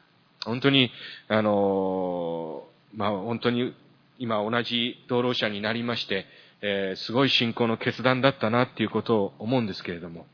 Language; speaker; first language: Japanese; early bilingual, heritage; Japanese